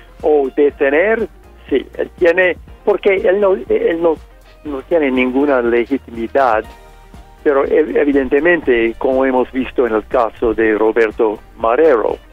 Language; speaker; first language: Spanish; non-native, fluent; English